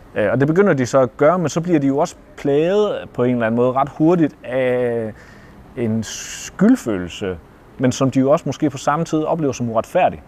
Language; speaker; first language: Danish; native; Danish